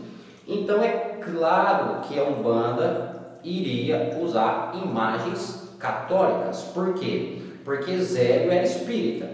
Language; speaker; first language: Portuguese; native; Portuguese